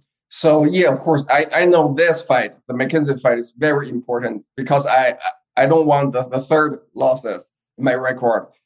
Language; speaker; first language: English; non-native, fluent; Chinese